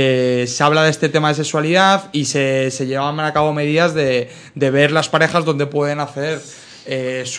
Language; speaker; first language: Spanish; native; Spanish